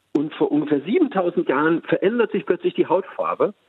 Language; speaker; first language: German; native; German